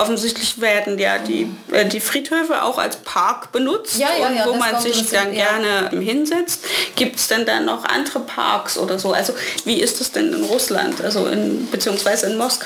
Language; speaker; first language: German; native; German